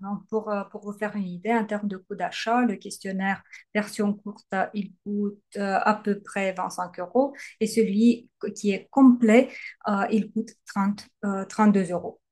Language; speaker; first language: French; native; French